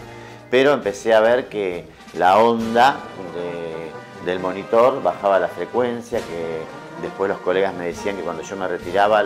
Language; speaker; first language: Spanish; native; Spanish